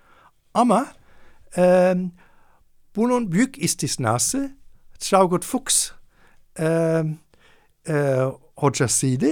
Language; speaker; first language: Turkish; non-native, fluent; German